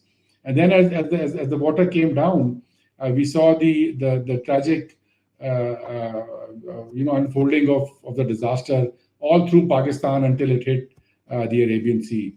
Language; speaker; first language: English; non-native, local second language; Urdu